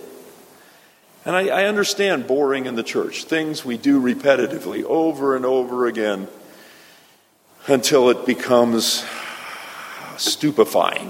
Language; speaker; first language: English; native; English